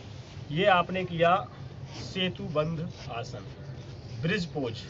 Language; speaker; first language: Hindi; native; Hindi